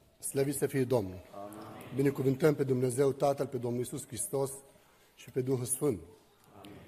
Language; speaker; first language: Romanian; non-native, fluent; Arabic